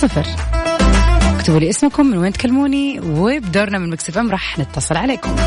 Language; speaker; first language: Arabic; native; Arabic